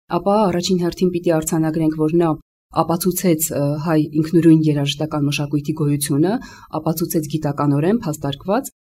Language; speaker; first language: Armenian; native; Armenian